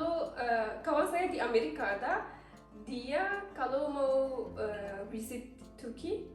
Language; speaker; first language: Indonesian; non-native, learner; Turkish